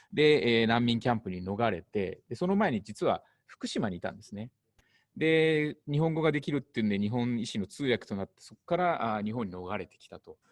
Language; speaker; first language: Japanese; native; Japanese